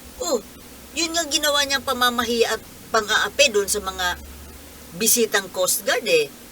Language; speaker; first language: Filipino; non-native, local second language; Bikol